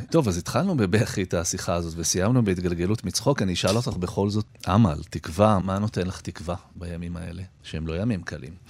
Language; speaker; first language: Hebrew; native; Hebrew